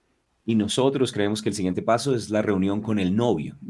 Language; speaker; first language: Spanish; native; Spanish